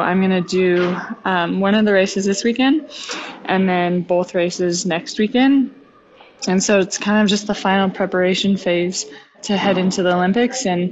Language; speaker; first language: English; native; English